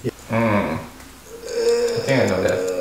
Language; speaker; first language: English; non-native, learner; Indonesian